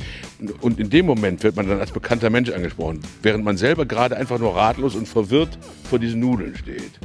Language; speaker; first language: German; native; German